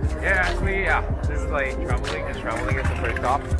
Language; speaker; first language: English; non-native, learner; Chinese